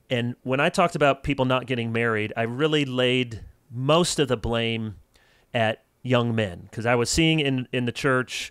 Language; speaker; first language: English; native; English